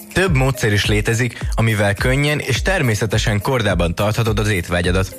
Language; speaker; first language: Hungarian; native; Hungarian